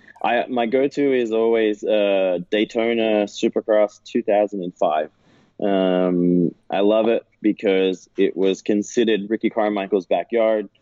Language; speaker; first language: English; native; English